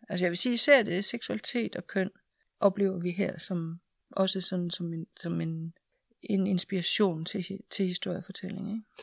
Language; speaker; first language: Danish; native; Danish